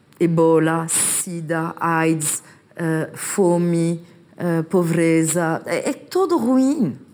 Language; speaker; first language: Portuguese; non-native, fluent; French